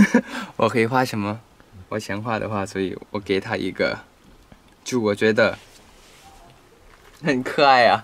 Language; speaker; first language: Chinese; non-native, fluent; Thai